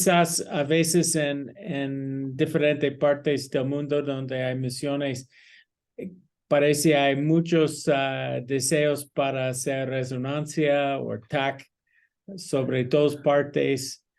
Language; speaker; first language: Spanish; non-native, learner; English